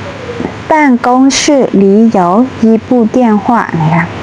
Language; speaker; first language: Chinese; non-native, fluent; Shan